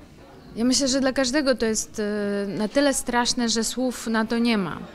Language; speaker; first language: Polish; non-native, fluent; Ukrainian